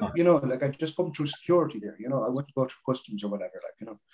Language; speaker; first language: English; native; English